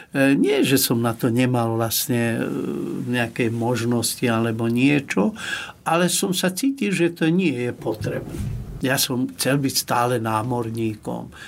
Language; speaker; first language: Slovak; non-native, local second language; Hungarian